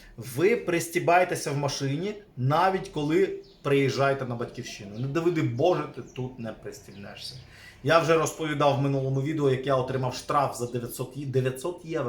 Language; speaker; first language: Ukrainian; native; Ukrainian